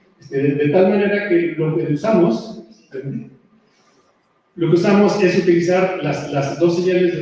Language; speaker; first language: Spanish; native; Spanish